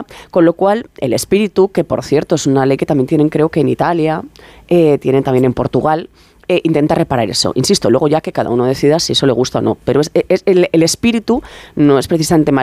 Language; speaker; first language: Spanish; native; Spanish